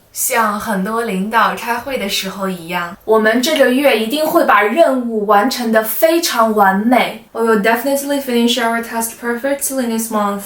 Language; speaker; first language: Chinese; native; Chinese